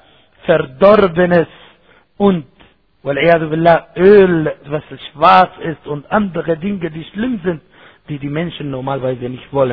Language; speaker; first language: German; non-native, fluent; Arabic